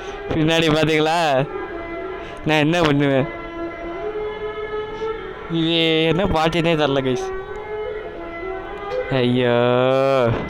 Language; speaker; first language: Tamil; native; Tamil